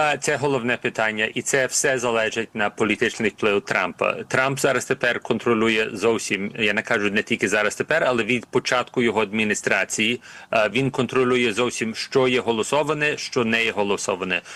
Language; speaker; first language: Ukrainian; early bilingual, heritage; Ukrainian